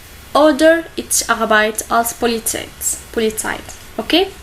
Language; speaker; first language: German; non-native, learner; Arabic